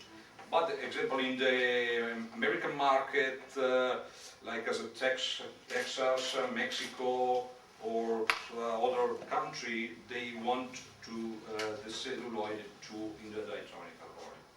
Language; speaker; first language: English; non-native, learner; Italian